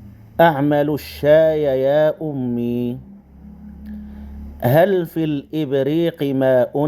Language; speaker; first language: Arabic; non-native, fluent; Indonesian